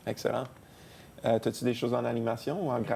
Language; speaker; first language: French; native; French